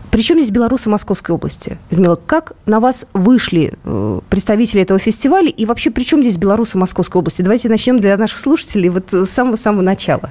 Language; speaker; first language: Russian; native; Russian